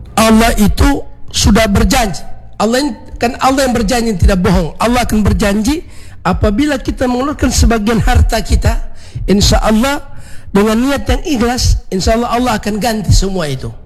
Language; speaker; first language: Indonesian; native; Indonesian